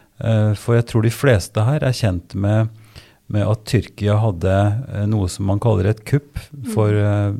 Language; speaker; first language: Norwegian; native; Norwegian